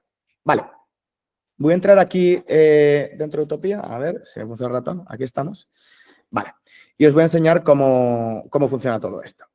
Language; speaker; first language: Spanish; native; Spanish